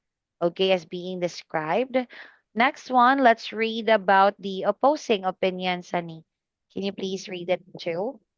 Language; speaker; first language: English; non-native, fluent; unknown